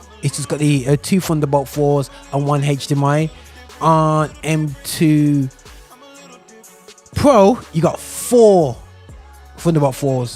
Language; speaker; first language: English; native; English